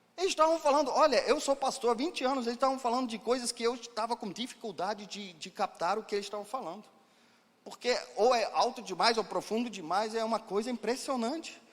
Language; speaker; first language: Portuguese; non-native, fluent; German